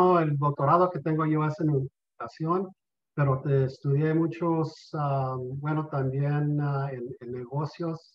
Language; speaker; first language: Spanish; early bilingual, heritage; Spanish